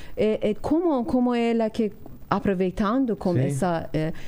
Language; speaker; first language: Portuguese; non-native, learner; Persian